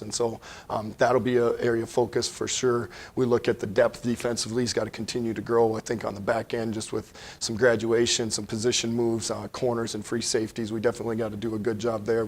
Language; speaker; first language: English; native; English